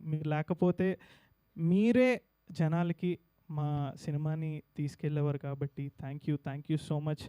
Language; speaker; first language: Telugu; native; Telugu